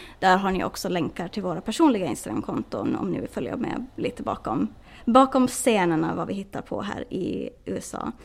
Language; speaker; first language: Swedish; native; Swedish